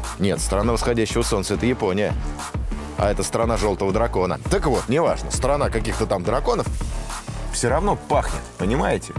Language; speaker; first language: Russian; native; Russian